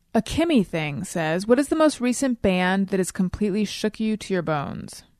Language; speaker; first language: English; native; English